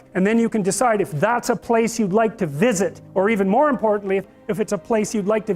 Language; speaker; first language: English; native; English